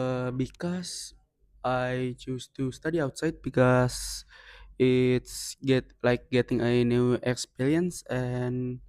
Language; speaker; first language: English; non-native, learner; Indonesian